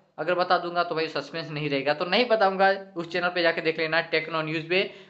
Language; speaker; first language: Hindi; non-native, local second language; Gujarati